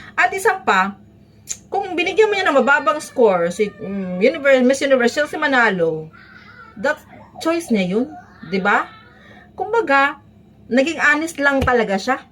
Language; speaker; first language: Filipino; native; Filipino